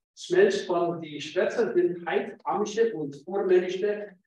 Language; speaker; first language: German; non-native, fluent; English